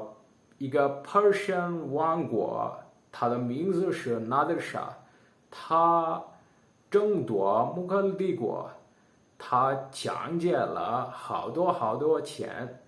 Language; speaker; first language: Chinese; non-native, learner; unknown